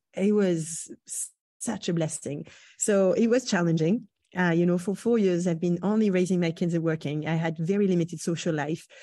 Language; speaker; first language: English; non-native, fluent; French